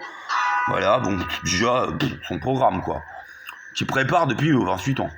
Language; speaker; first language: French; native; French